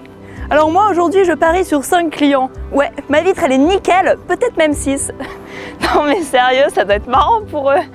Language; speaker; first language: French; native; French